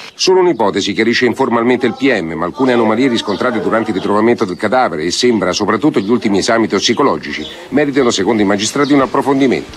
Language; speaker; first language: Italian; native; Italian